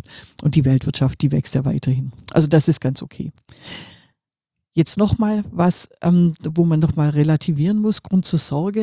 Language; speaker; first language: German; native; German